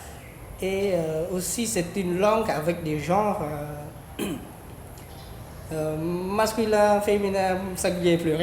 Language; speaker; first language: French; non-native, fluent; Khmer